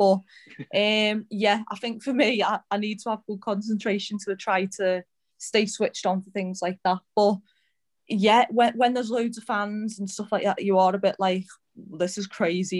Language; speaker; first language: English; native; English